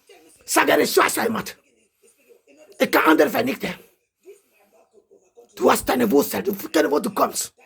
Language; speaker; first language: German; non-native, learner; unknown